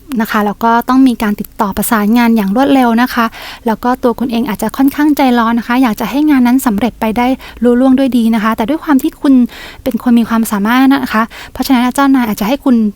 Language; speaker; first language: Thai; native; Thai